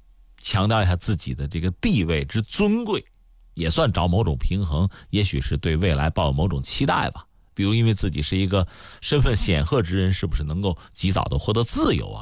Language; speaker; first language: Chinese; native; Chinese